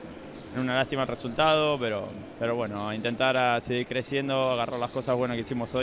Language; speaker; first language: Spanish; native; Spanish